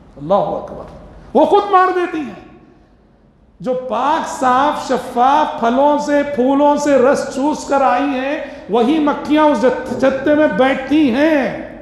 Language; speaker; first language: Urdu; native; Urdu